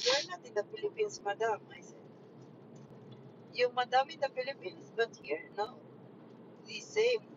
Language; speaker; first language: English; non-native, local second language; Filipino